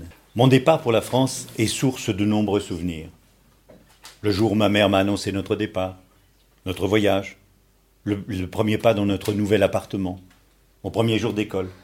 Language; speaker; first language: French; early bilingual, other home language; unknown